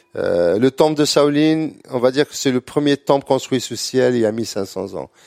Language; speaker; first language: French; non-native, local second language; Arabic